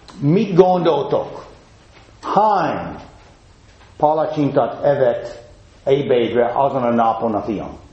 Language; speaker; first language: Hungarian; non-native, fluent; English